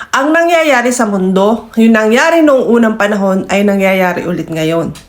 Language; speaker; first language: Filipino; native; Filipino